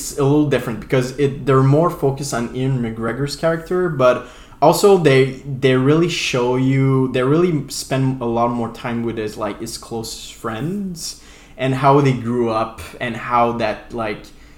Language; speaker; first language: English; non-native, fluent; French